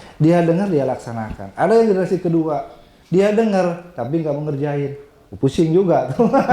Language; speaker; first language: Indonesian; non-native, local second language; Sundanese